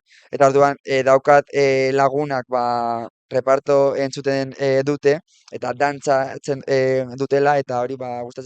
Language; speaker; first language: Basque; non-native, local second language; Spanish